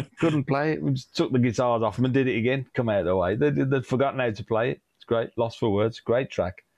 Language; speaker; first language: English; native; English